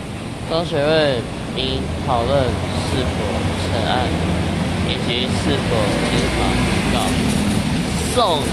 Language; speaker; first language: Chinese; native; Chinese